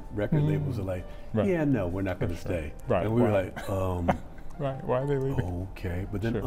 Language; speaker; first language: English; native; English